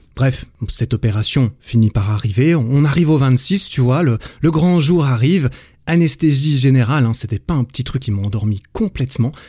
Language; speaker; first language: French; native; French